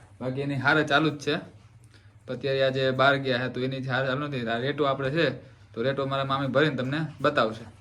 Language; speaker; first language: Gujarati; native; Gujarati